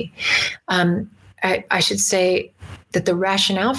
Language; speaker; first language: English; native; English